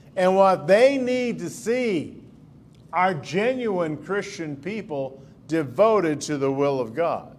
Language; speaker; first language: English; native; English